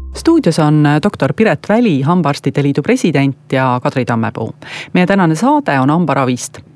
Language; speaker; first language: Estonian; native; Estonian